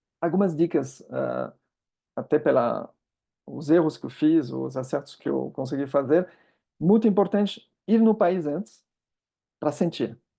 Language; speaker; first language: Portuguese; non-native, fluent; French